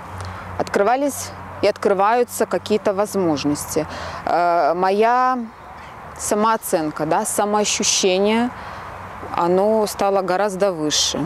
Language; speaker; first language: Russian; native; Russian